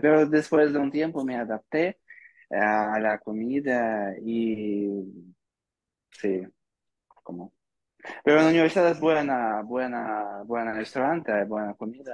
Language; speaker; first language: Spanish; non-native, learner; Russian